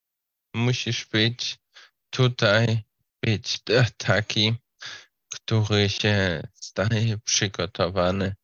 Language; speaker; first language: Polish; non-native, learner; Slovak